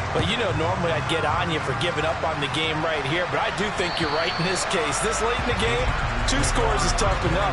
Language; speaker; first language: English; native; English